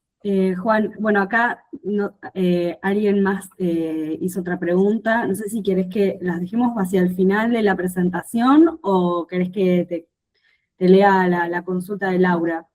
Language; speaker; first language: Spanish; native; Spanish